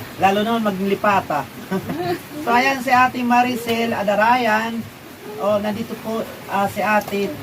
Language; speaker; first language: Filipino; non-native, local second language; Waray